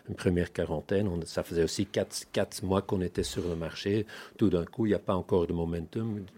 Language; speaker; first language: French; non-native, fluent; Dutch